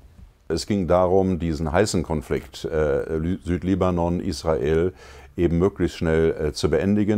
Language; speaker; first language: German; non-native, fluent; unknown